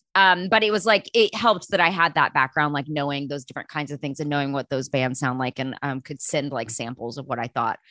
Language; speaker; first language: English; native; English